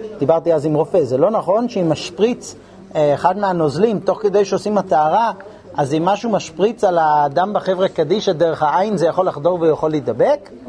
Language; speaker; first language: Hebrew; non-native, fluent; English